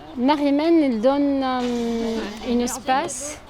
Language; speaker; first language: French; non-native, learner; Arabic